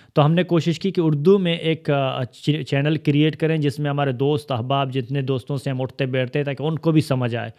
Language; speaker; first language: Urdu; non-native, local second language; Baluchi